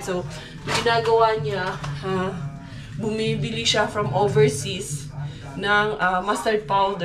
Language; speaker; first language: Filipino; non-native, local second language; Cebuano